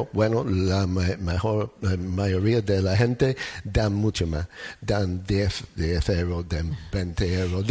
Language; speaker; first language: Spanish; non-native, learner; English